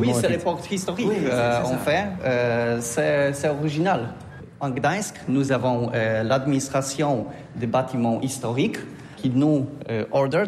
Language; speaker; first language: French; non-native, learner; Polish